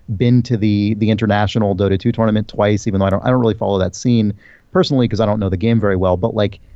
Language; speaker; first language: English; native; English